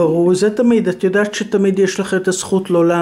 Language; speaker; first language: Hebrew; native; Hebrew